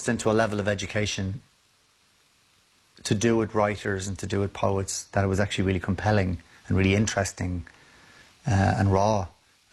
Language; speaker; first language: English; native; English